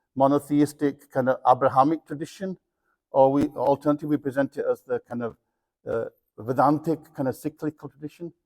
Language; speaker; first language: English; early bilingual, other home language; Punjabi